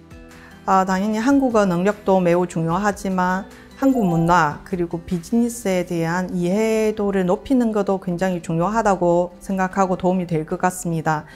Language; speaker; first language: Korean; non-native, fluent; Chinese